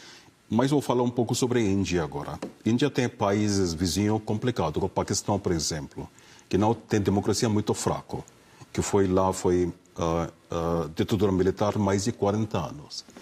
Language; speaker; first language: Portuguese; non-native, fluent; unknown